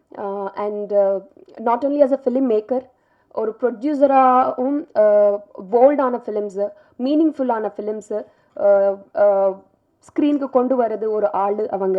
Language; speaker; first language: Tamil; non-native, local second language; Telugu